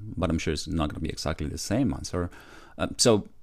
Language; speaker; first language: English; non-native, fluent; Spanish